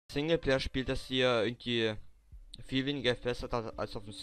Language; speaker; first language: German; native; German